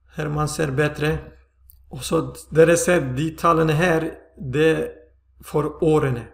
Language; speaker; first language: Swedish; non-native, fluent; Turkish